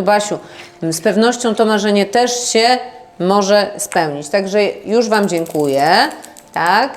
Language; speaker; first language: Polish; native; Polish